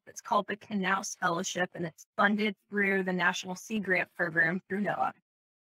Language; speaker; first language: English; native; English